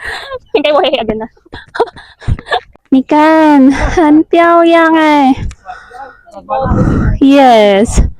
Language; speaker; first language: Chinese; non-native, learner; Filipino